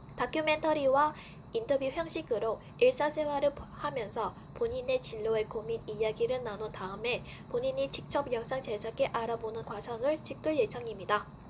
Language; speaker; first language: Korean; non-native, fluent; Vietnamese